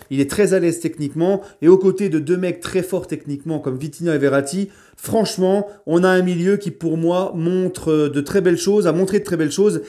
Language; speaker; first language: French; native; French